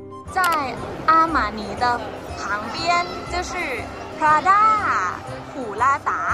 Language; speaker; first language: Chinese; non-native, fluent; Thai